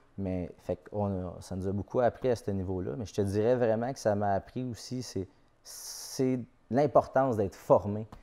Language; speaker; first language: French; native; French